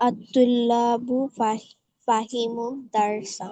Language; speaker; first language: Arabic; non-native, learner; Bangla